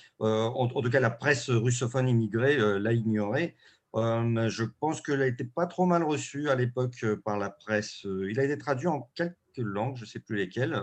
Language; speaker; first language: French; early bilingual, other home language; Russian